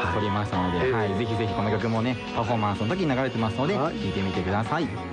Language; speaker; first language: Japanese; native; Japanese